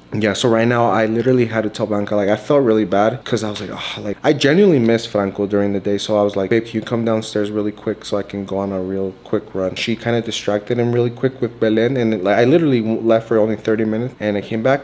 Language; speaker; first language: English; early bilingual, other home language; Spanish